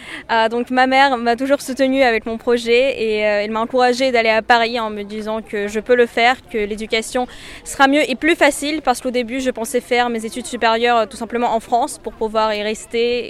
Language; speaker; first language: French; non-native, fluent; Russian